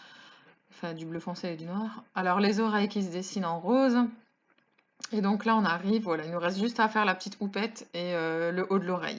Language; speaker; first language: French; native; French